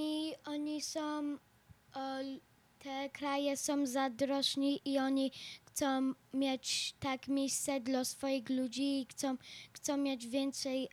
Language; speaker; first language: Polish; early bilingual, heritage; Polish